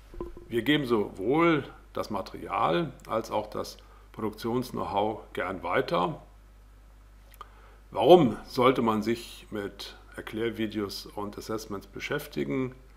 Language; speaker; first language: German; native; German